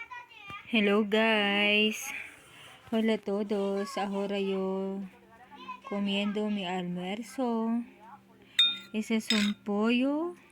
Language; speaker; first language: Spanish; non-native, learner; Filipino